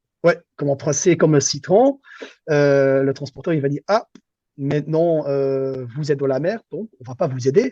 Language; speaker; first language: French; non-native, local second language; Dutch